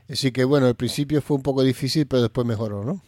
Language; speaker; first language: Spanish; native; Spanish